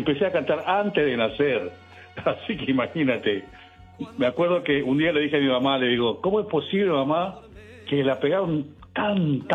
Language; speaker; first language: Spanish; non-native, local second language; Guarani